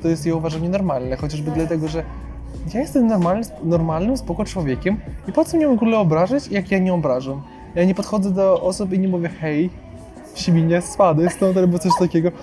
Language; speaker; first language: Polish; non-native, fluent; Russian